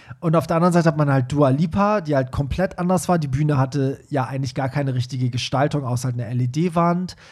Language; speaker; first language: German; early bilingual, other home language; Persian